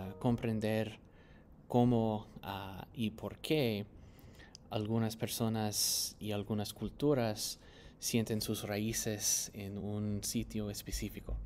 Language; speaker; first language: Spanish; non-native, fluent; English